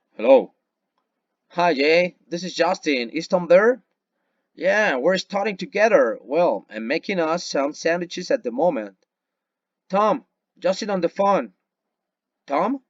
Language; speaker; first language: English; non-native, fluent; Spanish